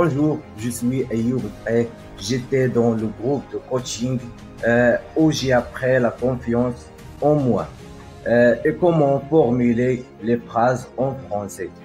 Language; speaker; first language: French; non-native, learner; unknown